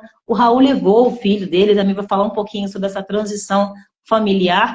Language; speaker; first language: Portuguese; native; Portuguese